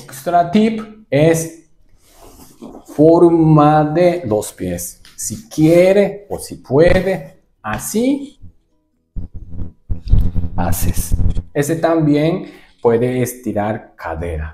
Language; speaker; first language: Spanish; non-native, learner; Japanese